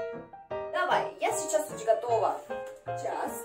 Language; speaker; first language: Russian; non-native, learner; Korean